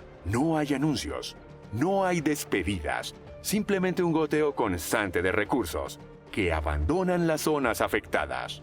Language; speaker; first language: Spanish; native; Spanish